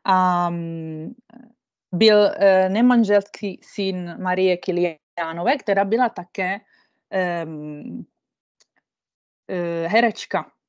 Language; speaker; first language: Czech; non-native, fluent; Italian